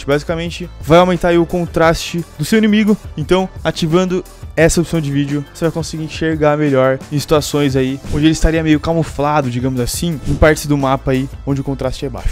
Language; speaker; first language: Portuguese; native; Portuguese